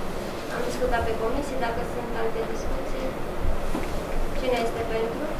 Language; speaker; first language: Romanian; native; Romanian